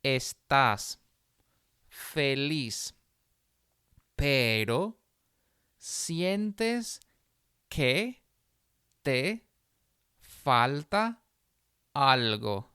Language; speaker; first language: Spanish; non-native, fluent; English